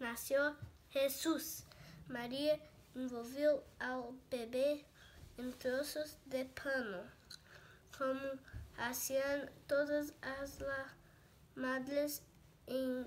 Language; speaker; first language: Spanish; non-native, learner; Portuguese